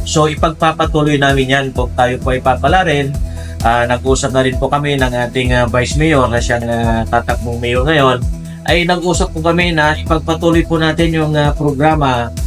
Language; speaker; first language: Filipino; non-native, local second language; Pangasinan